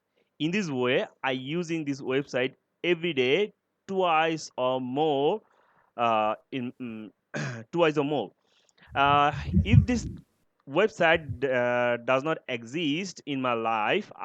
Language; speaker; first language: English; non-native, learner; Bangla